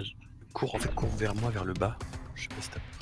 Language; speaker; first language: French; native; French